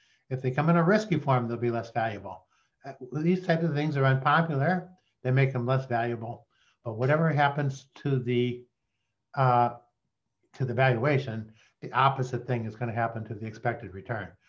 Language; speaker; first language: English; native; English